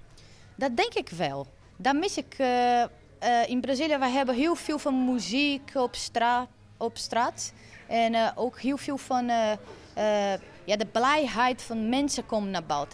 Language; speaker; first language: Dutch; non-native, learner; Portuguese